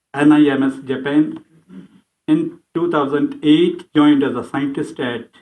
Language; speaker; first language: English; non-native, local second language; Hindi